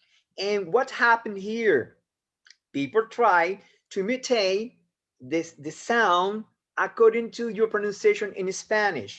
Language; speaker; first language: English; non-native, fluent; Spanish